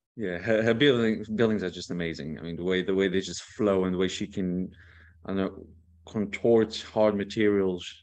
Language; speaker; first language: English; non-native, fluent; Portuguese